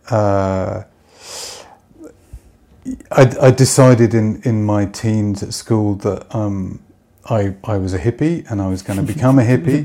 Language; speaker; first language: English; native; English